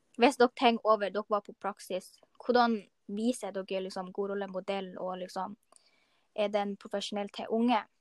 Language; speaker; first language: Norwegian; non-native, learner; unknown